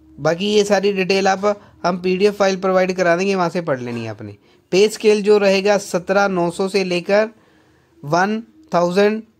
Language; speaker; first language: Hindi; non-native, local second language; Punjabi